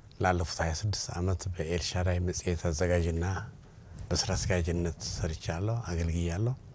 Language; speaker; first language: Amharic; non-native, local second language; Tigrinya